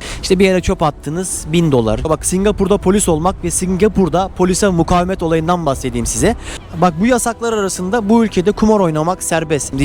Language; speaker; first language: Turkish; native; Turkish